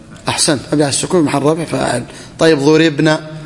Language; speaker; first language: Arabic; native; Arabic